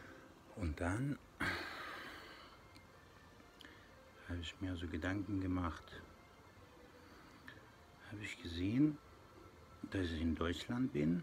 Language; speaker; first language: German; non-native, local second language; Persian